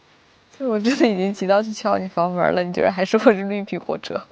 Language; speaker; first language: Chinese; native; Chinese